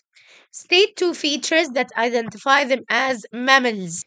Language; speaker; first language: English; non-native, local second language; Arabic